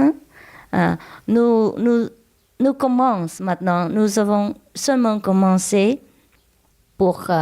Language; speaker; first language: French; non-native, learner; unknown